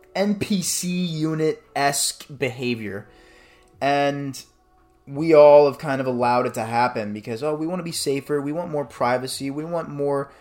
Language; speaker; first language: English; native; English